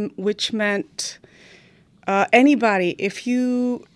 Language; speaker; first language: English; non-native, fluent; Romanian